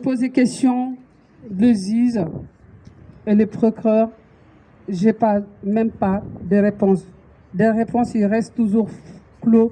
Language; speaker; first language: French; non-native, local second language; Wolof